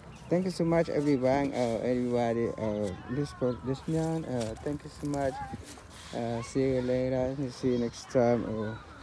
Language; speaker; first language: English; non-native, learner; Spanish